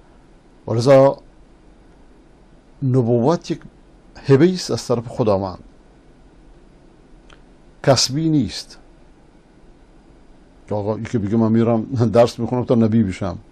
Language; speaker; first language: Persian; native; Persian